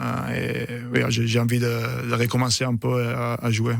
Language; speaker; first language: French; non-native, fluent; Italian